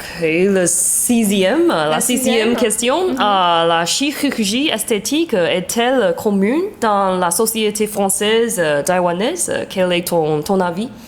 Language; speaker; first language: French; non-native, learner; Chinese